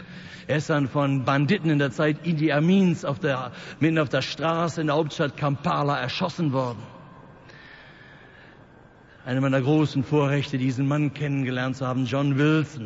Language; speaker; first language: German; native; German